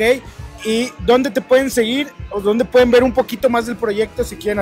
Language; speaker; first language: Spanish; native; Spanish